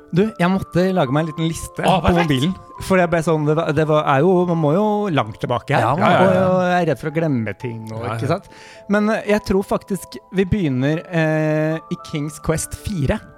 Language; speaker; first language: Norwegian; native; Norwegian